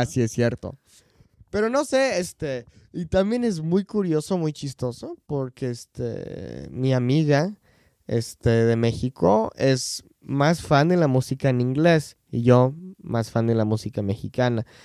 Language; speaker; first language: Spanish; non-native, fluent; English